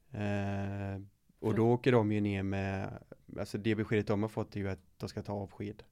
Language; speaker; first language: Swedish; native; Swedish